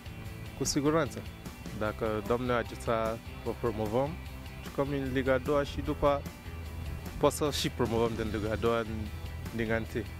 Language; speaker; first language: Romanian; non-native, learner; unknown